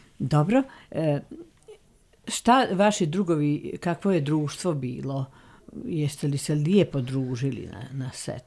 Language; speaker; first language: Serbian; native; Serbian